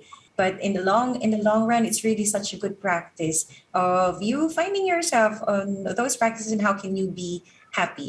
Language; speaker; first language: English; non-native, local second language; Filipino